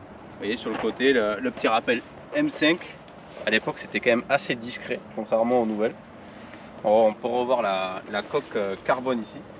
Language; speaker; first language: French; native; French